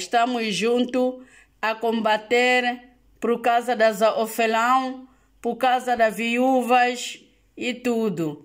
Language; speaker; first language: Portuguese; non-native, local second language; Lingala